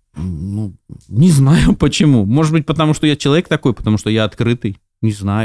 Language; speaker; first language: Russian; native; Russian